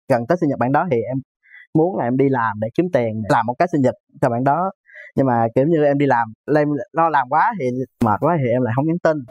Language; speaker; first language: Vietnamese; native; Vietnamese